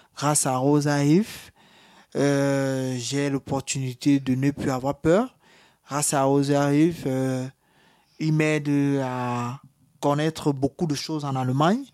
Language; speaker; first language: French; native; French